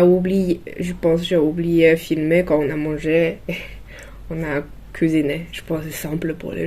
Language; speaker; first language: French; non-native, learner; Chinese